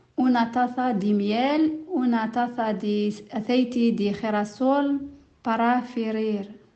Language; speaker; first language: Spanish; non-native, learner; Kabyle